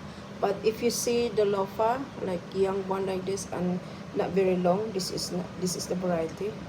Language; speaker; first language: English; non-native, local second language; Filipino